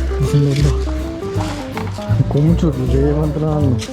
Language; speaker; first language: Korean; native; Korean